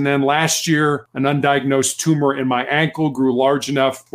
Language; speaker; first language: English; native; English